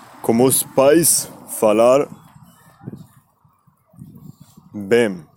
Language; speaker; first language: Portuguese; non-native, learner; Spanish